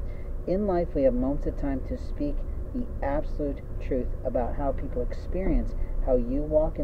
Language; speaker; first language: English; native; English